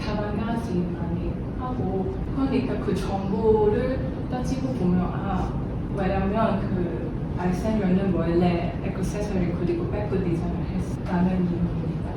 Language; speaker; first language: Korean; non-native, learner; Cantonese